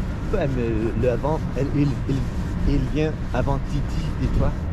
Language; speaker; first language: French; non-native, learner; Spanish